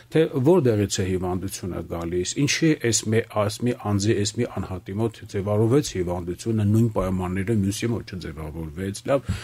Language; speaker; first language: Armenian; native; Armenian